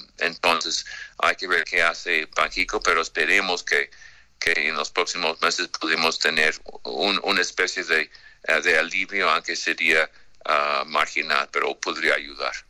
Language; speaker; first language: Spanish; non-native, fluent; English